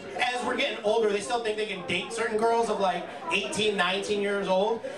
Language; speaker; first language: English; native; English